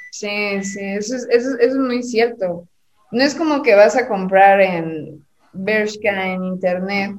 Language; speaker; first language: Spanish; native; Spanish